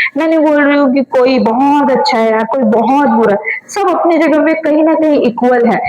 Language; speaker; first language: Hindi; non-native, local second language; Bangla